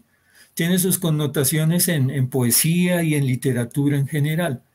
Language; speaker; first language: Spanish; native; Spanish